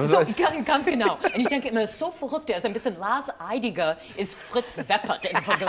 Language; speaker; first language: German; non-native, fluent; English